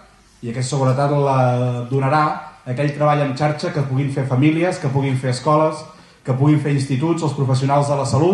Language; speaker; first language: Catalan; native; Catalan